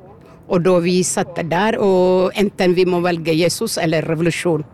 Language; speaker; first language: Norwegian; non-native, learner; Amharic